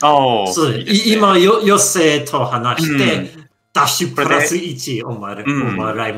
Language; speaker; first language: Japanese; non-native, learner; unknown